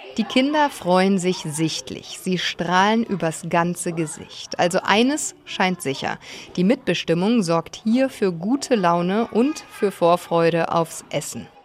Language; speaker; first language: German; native; German